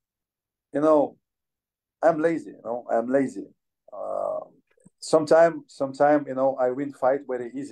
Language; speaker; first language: English; non-native, learner; Ukrainian